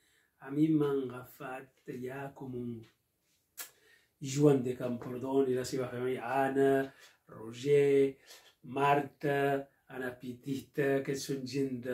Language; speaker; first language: Catalan; non-native, local second language; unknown